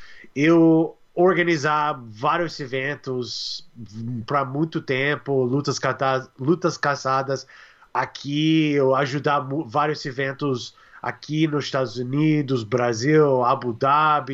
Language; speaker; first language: Portuguese; non-native, learner; English